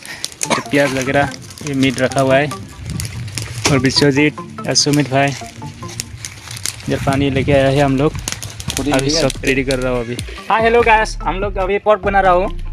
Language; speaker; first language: Hindi; non-native, local second language; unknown